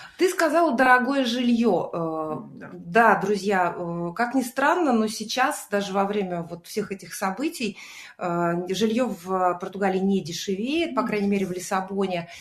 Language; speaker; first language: Russian; native; Russian